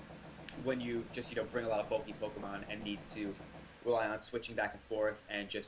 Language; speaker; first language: English; native; English